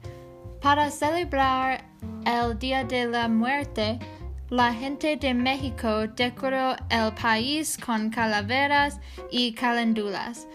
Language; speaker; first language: Spanish; non-native, learner; English